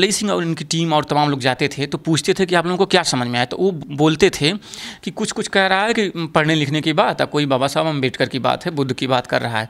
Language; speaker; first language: Hindi; native; Hindi